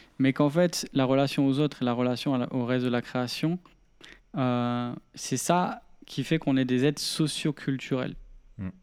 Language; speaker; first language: French; native; French